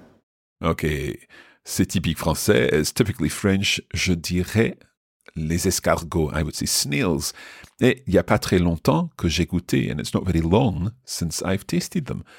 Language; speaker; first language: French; non-native, fluent; English